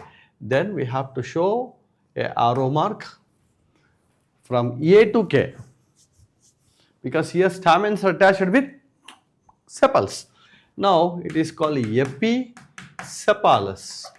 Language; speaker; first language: English; non-native, local second language; Telugu